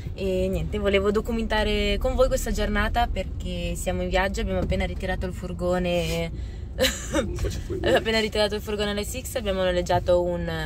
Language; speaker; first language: Italian; native; Italian